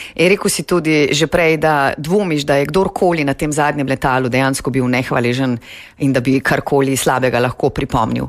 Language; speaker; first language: Slovenian; native; Slovenian